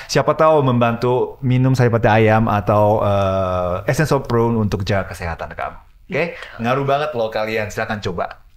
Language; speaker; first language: Indonesian; non-native, fluent; Japanese